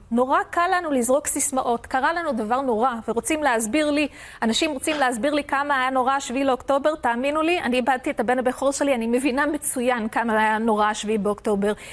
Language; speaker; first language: Hebrew; non-native, fluent; English